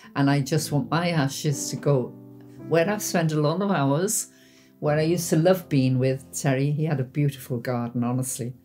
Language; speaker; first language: English; native; English